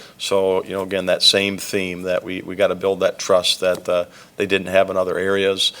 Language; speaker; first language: English; native; English